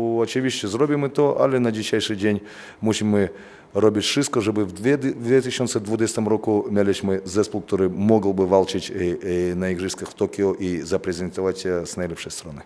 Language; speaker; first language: Polish; non-native, fluent; Russian